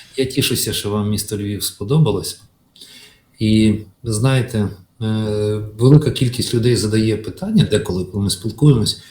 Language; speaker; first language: Ukrainian; native; Ukrainian